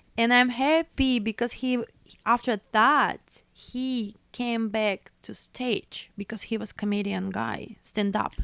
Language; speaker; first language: English; non-native, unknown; Russian